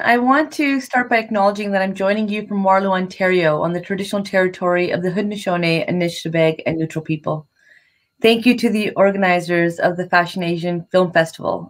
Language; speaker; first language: English; native; English